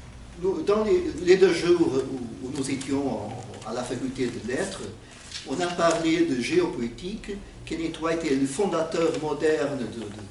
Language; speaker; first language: French; non-native, fluent; Portuguese